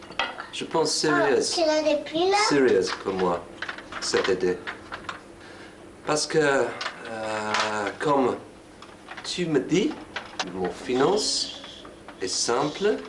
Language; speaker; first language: French; non-native, learner; English